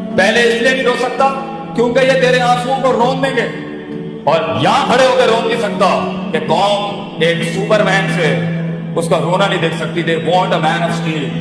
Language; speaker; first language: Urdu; non-native, local second language; Punjabi